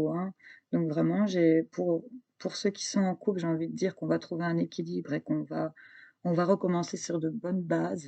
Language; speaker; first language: French; native; French